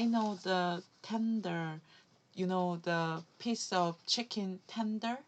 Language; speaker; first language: English; non-native, learner; Korean